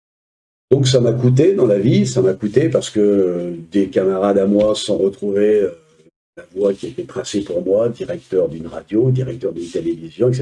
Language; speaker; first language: French; native; French